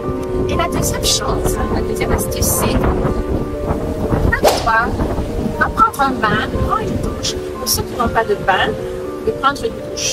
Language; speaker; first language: French; native; French